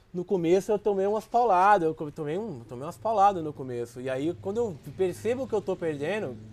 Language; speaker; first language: Portuguese; native; Portuguese